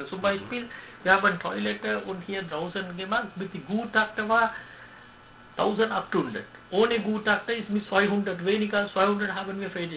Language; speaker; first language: German; non-native, learner; Sinhala